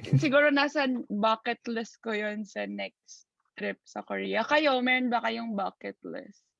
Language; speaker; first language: Filipino; native; Filipino